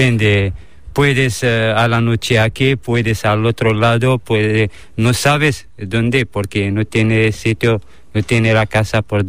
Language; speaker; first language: Spanish; non-native, learner; Arabic